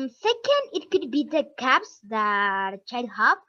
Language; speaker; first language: English; non-native, learner; Spanish